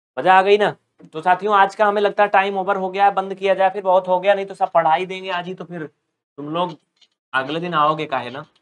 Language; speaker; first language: Hindi; native; Hindi